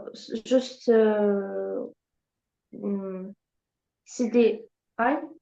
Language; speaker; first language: French; non-native, learner; Ukrainian